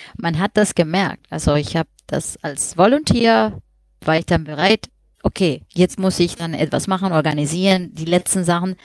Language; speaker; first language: German; non-native, fluent; Spanish